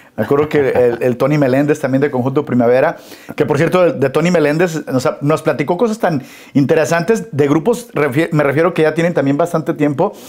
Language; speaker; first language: Spanish; native; Spanish